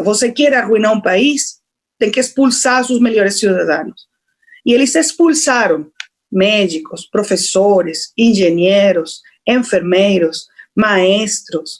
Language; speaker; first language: Portuguese; non-native, fluent; Spanish